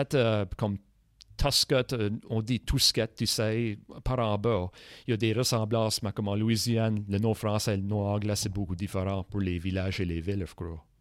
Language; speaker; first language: French; non-native, local second language; English